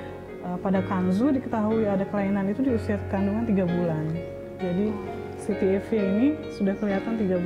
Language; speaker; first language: Indonesian; native; Indonesian